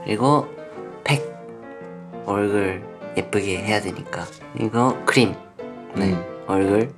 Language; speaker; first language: Korean; non-native, fluent; Japanese